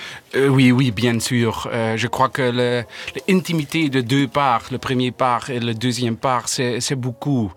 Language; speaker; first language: French; non-native, learner; Dutch